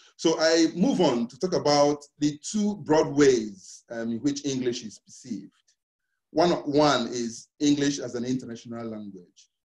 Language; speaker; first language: English; non-native, local second language; Igbo